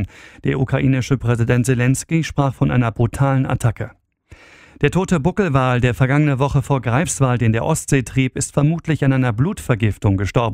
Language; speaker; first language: German; native; German